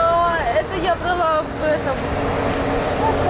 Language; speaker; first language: Russian; native; Russian